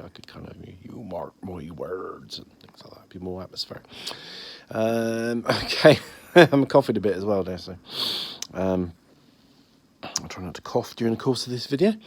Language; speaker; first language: English; native; English